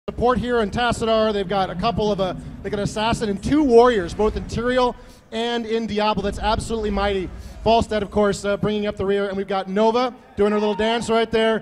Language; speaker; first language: English; native; English